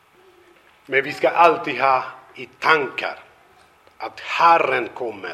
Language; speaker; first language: Swedish; non-native, fluent; Spanish